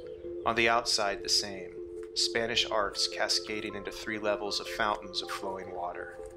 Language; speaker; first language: English; native; English